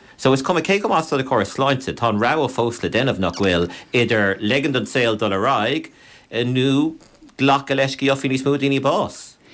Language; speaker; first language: Irish; native; Irish